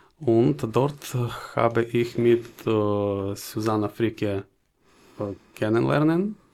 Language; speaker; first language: German; non-native, learner; Ukrainian